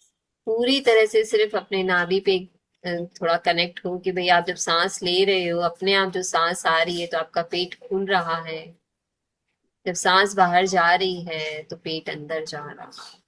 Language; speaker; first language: Hindi; native; Hindi